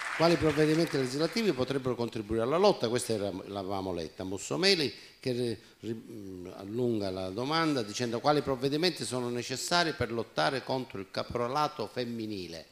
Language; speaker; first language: Italian; native; Italian